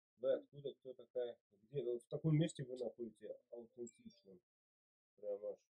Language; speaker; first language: Russian; native; Russian